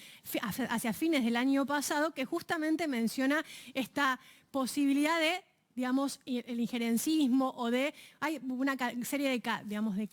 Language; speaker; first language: Spanish; native; Spanish